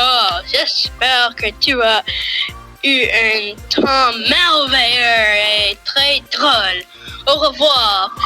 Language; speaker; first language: French; non-native, learner; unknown